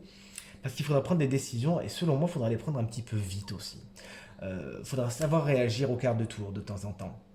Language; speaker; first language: French; native; French